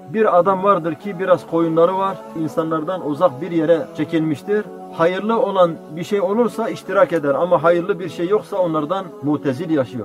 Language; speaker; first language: Turkish; native; Turkish